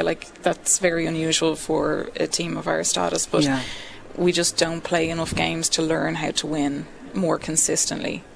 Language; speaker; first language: English; native; English